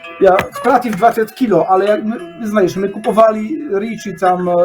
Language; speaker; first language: Polish; non-native, learner; Ukrainian